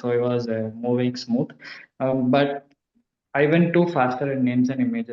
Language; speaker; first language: English; non-native, learner; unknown